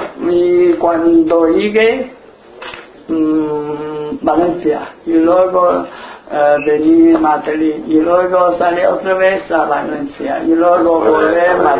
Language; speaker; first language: Spanish; non-native, learner; Chinese